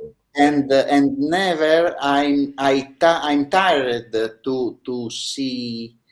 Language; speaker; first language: English; non-native, learner; Italian